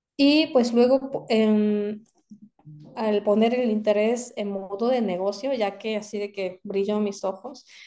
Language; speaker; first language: Spanish; non-native, fluent; Korean